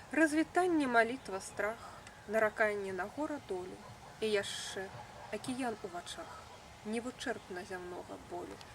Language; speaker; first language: Belarusian; native; Belarusian